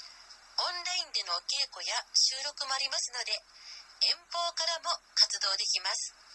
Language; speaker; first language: Japanese; native; Japanese